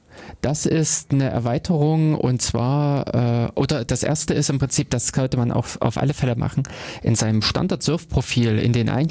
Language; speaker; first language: German; native; German